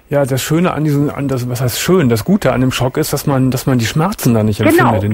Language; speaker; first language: German; native; German